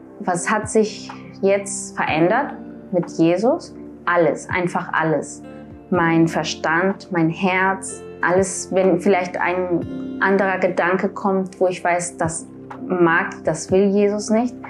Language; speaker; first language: German; early bilingual, other home language; Spanish